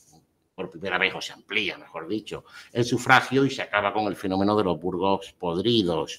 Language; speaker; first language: Spanish; native; Spanish